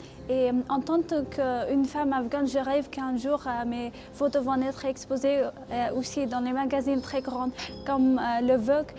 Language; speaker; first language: French; non-native, fluent; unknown